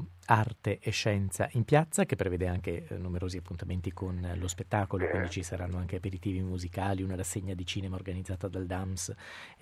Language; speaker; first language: Italian; native; Italian